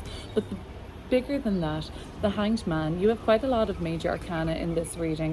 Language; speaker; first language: English; native; English